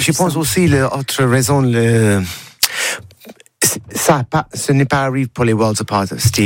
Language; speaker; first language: French; non-native, learner; English